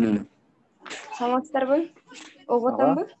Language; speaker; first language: Kyrgyz; non-native, local second language; Russian